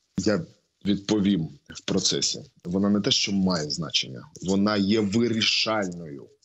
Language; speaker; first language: Ukrainian; non-native, local second language; Russian